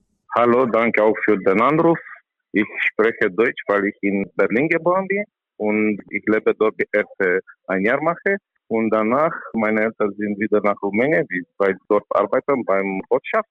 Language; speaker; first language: German; non-native, learner; Romanian